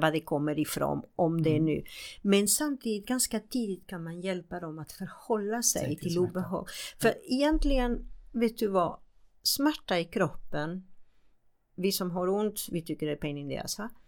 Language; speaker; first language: Swedish; non-native, fluent; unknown